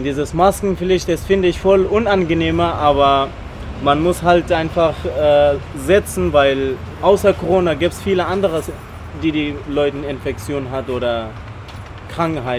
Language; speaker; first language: German; non-native, learner; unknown